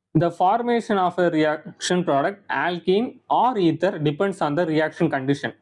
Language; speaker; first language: English; non-native, local second language; Tamil